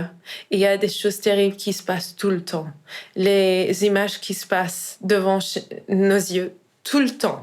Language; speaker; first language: French; non-native, fluent; Persian